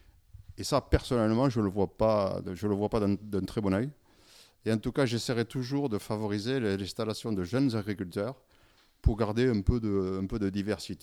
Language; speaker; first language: French; native; French